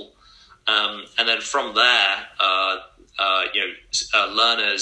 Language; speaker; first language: English; native; English